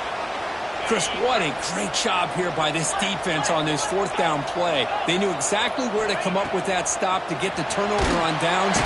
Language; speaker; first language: English; native; English